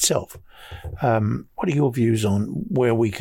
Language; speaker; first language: English; native; English